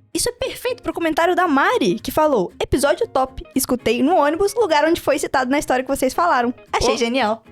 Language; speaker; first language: Portuguese; native; Portuguese